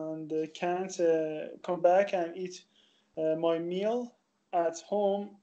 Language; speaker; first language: English; non-native, learner; Persian